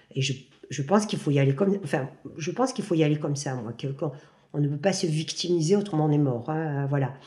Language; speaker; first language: French; native; French